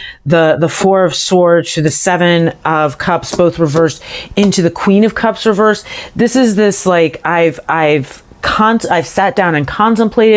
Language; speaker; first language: English; native; English